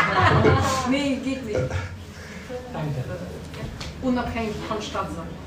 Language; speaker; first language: German; non-native, learner; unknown